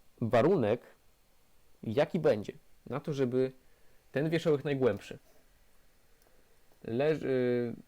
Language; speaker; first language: Polish; native; Polish